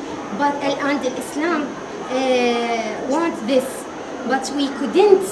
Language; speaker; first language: English; non-native, learner; Arabic